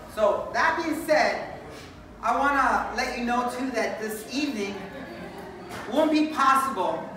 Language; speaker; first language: English; early bilingual, other home language; Spanish